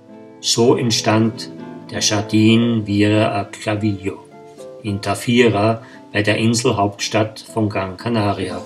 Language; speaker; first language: German; native; German